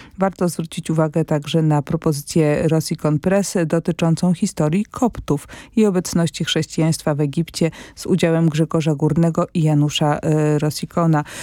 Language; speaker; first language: Polish; native; Polish